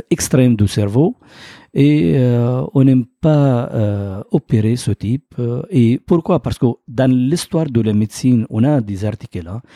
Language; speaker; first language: French; non-native, fluent; Arabic